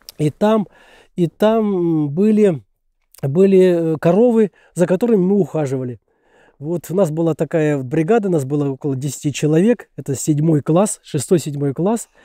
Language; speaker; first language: Russian; native; Russian